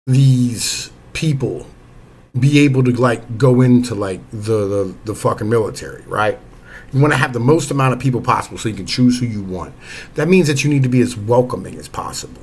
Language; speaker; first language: English; native; English